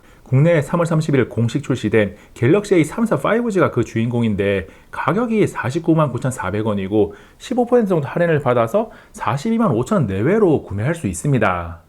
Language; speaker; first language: Korean; native; Korean